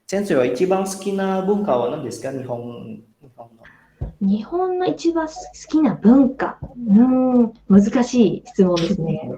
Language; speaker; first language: Japanese; non-native, fluent; Indonesian